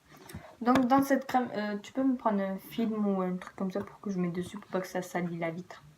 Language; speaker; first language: French; native; French